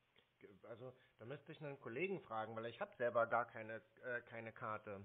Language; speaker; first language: German; native; German